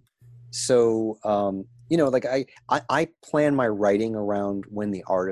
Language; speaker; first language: English; native; English